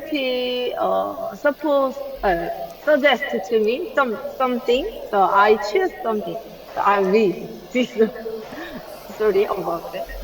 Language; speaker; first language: English; non-native, learner; Korean